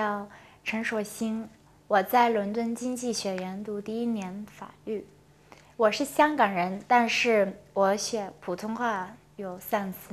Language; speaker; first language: Chinese; non-native, local second language; Cantonese